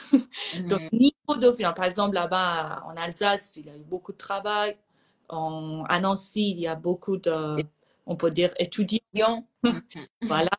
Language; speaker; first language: French; non-native, fluent; Persian